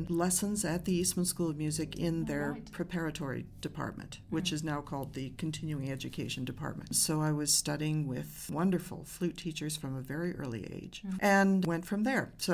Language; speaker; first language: English; native; English